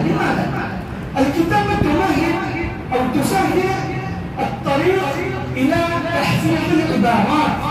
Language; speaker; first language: Arabic; non-native, fluent; Urdu